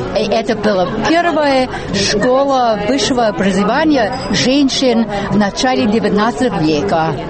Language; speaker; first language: Russian; non-native, fluent; English